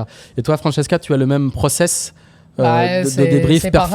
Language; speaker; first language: French; native; French